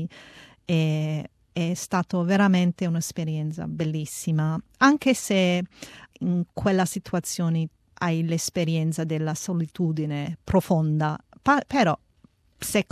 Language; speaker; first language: Italian; early bilingual, heritage; Italian